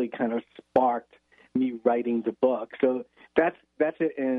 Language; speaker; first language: English; native; English